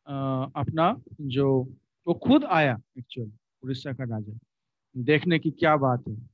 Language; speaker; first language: Hindi; non-native, local second language; Bangla